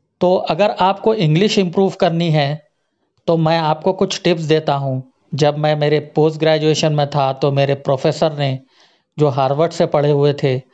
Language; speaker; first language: Hindi; native; Hindi